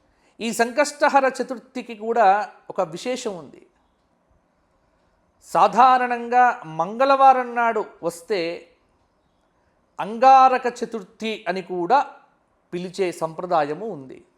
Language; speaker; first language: Telugu; native; Telugu